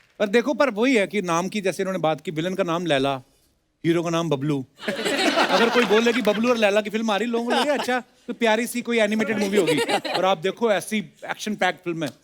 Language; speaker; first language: Hindi; non-native, local second language; Punjabi